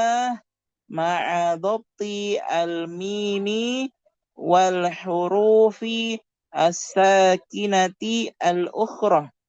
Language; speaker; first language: Arabic; non-native, fluent; Indonesian